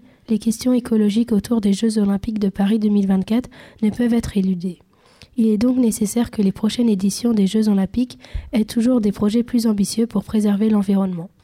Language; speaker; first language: French; native; French